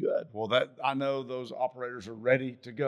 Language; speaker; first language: English; native; English